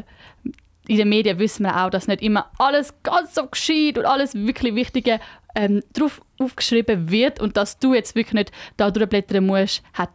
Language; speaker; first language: Swiss German; native; Swiss German